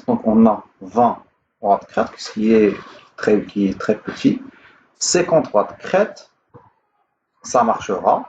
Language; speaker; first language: French; non-native, local second language; Arabic